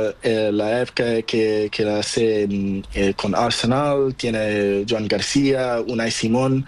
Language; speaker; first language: Spanish; non-native, learner; Portuguese